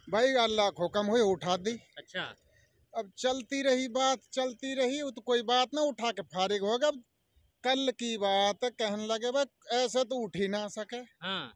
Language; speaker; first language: Hindi; native; Hindi